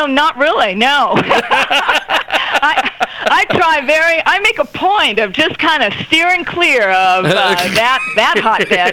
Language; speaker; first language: English; native; English